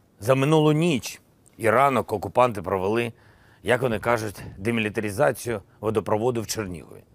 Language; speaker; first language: Ukrainian; non-native, local second language; Russian